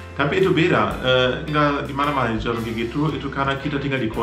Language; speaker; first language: Indonesian; non-native, fluent; German